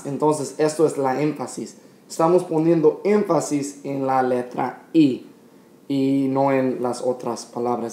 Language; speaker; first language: Spanish; non-native, fluent; English